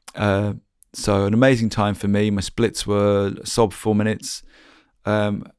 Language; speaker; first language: English; native; English